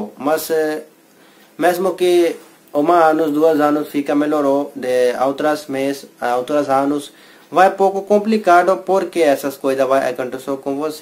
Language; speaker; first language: Portuguese; non-native, learner; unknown